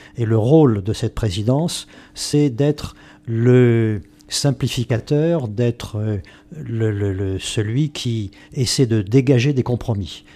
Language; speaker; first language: French; native; French